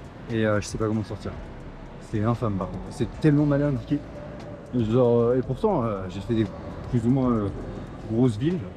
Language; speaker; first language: French; native; French